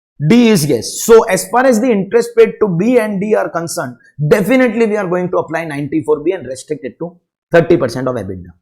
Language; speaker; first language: English; non-native, local second language; Hindi